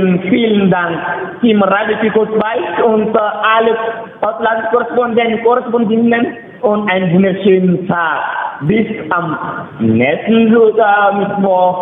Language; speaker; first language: German; non-native, learner; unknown